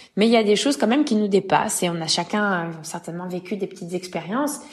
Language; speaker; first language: French; native; French